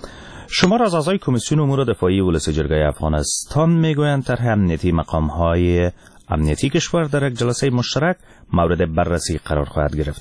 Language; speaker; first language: Persian; native; Persian